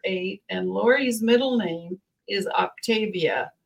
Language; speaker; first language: English; native; English